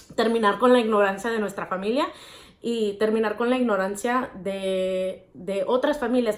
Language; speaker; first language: Spanish; early bilingual, heritage; Spanish